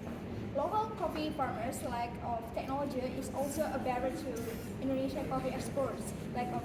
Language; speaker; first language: English; non-native, learner; Indonesian